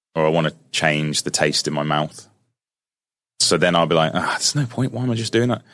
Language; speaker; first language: English; native; English